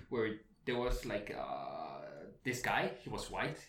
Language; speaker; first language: English; early bilingual, heritage; Spanish